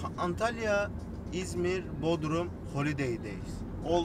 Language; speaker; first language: Turkish; non-native, learner; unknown